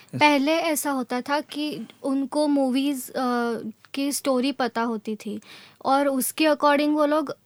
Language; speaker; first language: Hindi; non-native, local second language; Gujarati